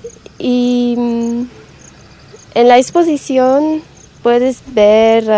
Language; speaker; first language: Spanish; non-native, learner; French